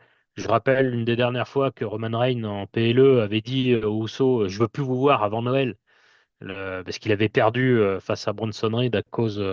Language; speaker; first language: French; native; French